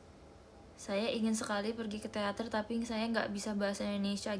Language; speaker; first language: Indonesian; native; Indonesian